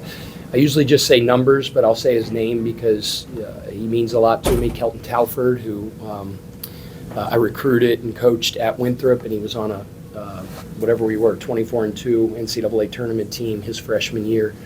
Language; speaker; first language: English; native; English